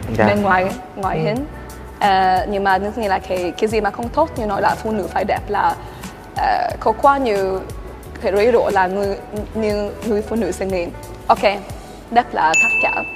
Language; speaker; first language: Vietnamese; early bilingual, heritage; Swedish